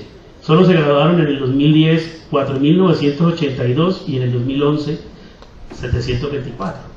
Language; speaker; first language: Spanish; native; Spanish